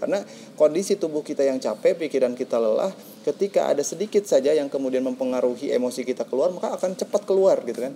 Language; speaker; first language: Indonesian; native; Indonesian